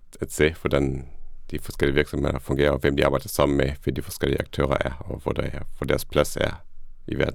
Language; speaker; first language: Danish; non-native, fluent; Luxembourgish